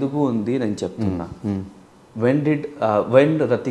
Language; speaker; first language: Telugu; non-native, learner; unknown